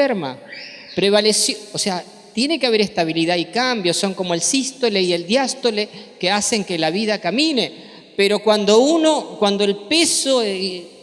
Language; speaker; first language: Spanish; native; Spanish